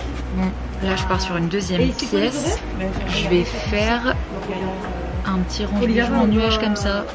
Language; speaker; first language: French; native; French